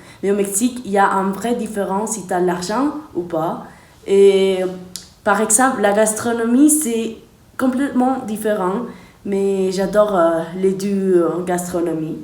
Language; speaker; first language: French; non-native, fluent; Spanish